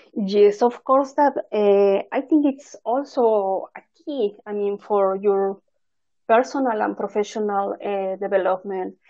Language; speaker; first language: English; non-native, fluent; Spanish